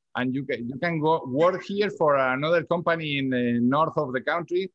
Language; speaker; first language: English; non-native, learner; Spanish